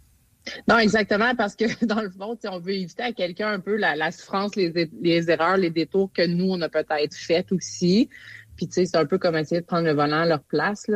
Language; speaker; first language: French; native; French